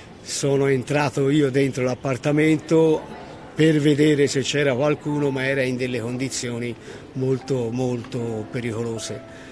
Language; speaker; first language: Italian; native; Italian